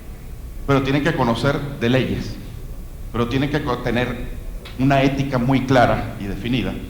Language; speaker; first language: Spanish; native; Spanish